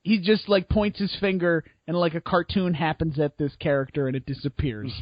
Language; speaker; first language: English; native; English